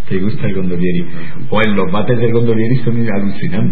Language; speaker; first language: Spanish; native; Spanish